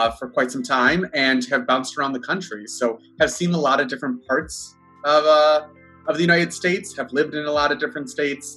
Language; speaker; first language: English; native; English